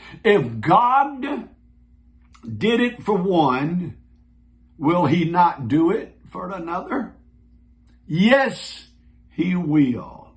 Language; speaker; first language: English; native; English